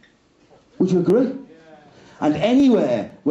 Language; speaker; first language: English; native; English